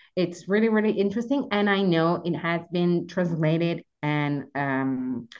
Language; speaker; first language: English; non-native, fluent; Italian